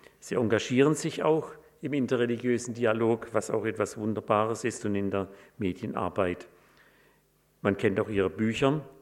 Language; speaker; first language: German; native; German